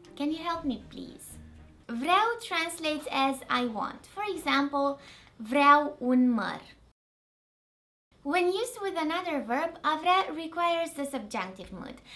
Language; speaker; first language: English; non-native, fluent; Romanian